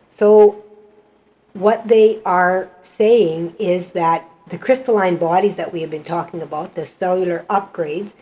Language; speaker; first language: English; native; English